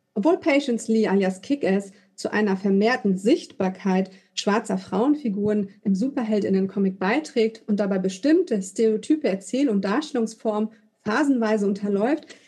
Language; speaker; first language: German; native; German